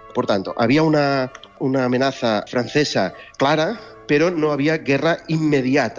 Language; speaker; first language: Spanish; native; Spanish